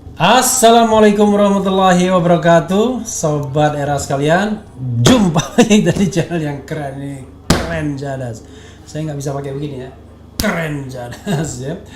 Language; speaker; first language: Indonesian; native; Indonesian